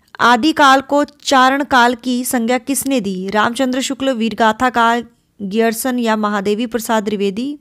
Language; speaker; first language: Hindi; native; Hindi